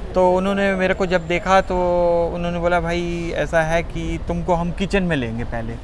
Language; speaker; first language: Hindi; native; Hindi